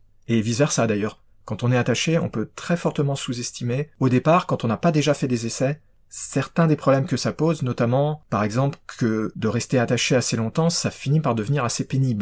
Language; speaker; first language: French; native; French